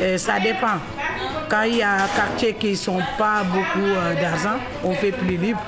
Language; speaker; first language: French; non-native, local second language; Wolof